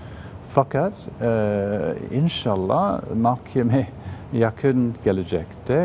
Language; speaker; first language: Turkish; non-native, fluent; English